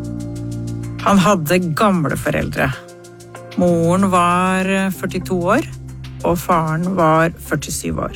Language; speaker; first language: Norwegian; native; Norwegian